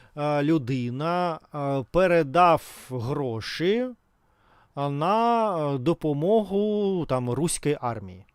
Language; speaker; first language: Ukrainian; non-native, local second language; Russian